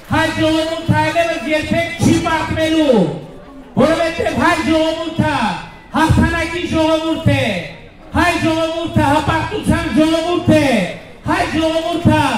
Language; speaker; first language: Armenian; native; Armenian